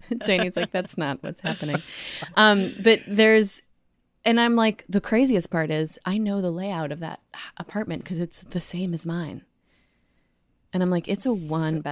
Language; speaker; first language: English; native; English